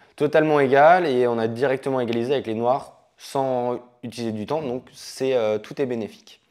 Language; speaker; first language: French; native; French